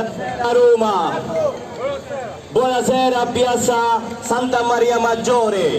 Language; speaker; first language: Italian; non-native, learner; Bangla